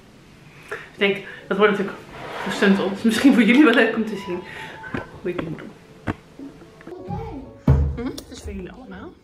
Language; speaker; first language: Dutch; native; Dutch